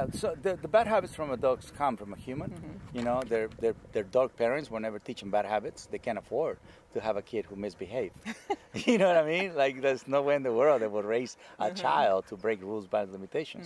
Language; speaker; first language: English; non-native, fluent; Spanish